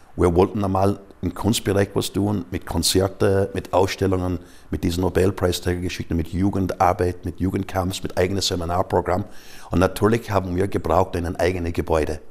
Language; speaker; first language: German; non-native, fluent; English